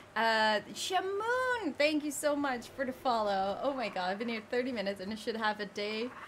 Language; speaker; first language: English; non-native, fluent; Dutch